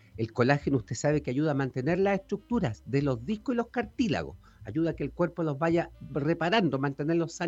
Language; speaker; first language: Spanish; native; Spanish